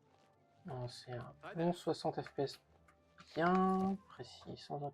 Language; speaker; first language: French; native; French